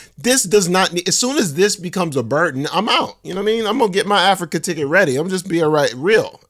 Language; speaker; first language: English; native; English